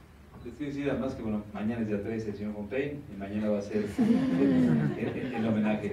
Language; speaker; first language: Spanish; native; Spanish